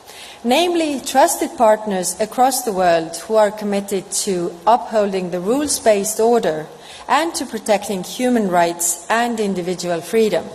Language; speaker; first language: English; non-native, fluent; Estonian